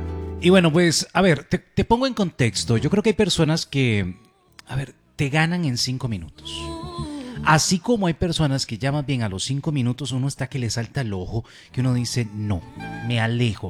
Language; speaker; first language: Spanish; native; Spanish